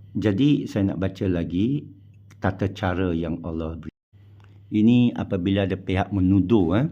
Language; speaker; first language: Malay; non-native, local second language; Min Nan Chinese